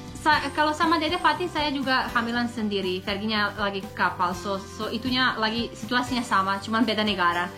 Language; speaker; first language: Indonesian; non-native, learner; English